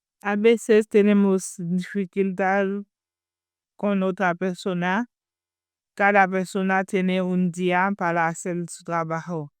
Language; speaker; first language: Spanish; non-native, learner; Haitian Creole